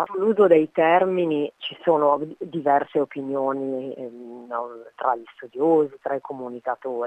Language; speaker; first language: Italian; native; Italian